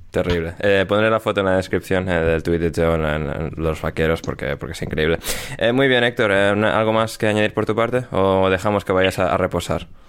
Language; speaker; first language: Spanish; native; Spanish